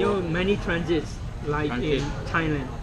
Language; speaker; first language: English; non-native, learner; Burmese